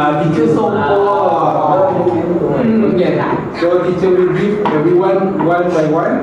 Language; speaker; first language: English; non-native, fluent; Malay